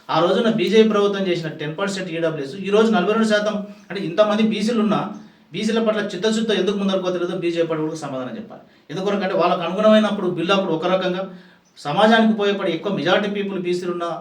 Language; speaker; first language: Telugu; native; Telugu